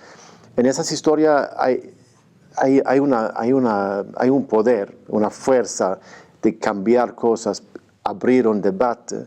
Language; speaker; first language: Spanish; non-native, fluent; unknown